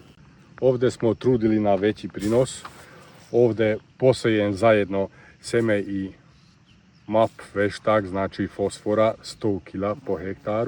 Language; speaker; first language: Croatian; non-native, local second language; Hungarian